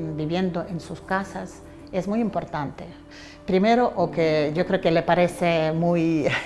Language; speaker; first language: Spanish; non-native, fluent; Ukrainian